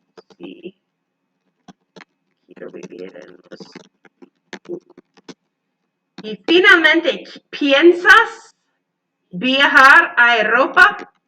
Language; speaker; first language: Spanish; non-native, learner; English